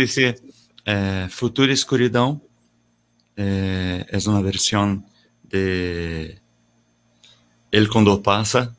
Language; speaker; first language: Spanish; non-native, learner; Portuguese